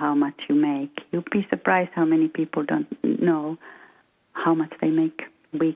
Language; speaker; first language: English; non-native, fluent; Finnish